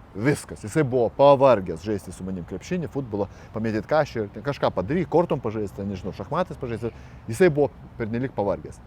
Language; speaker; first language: Lithuanian; non-native, local second language; Russian